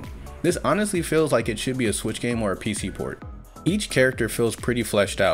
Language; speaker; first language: English; native; English